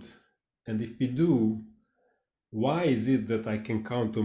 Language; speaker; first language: English; non-native, fluent; Hungarian